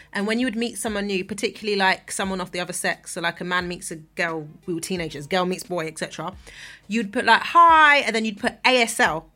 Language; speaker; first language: English; native; English